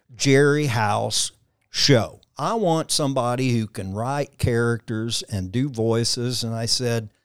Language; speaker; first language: English; native; English